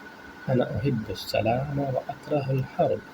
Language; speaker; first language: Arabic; non-native, fluent; Urdu